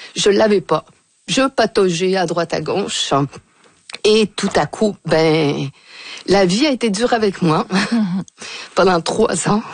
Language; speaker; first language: French; native; French